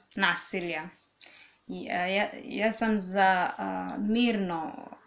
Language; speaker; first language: Serbian; non-native, learner; Swahili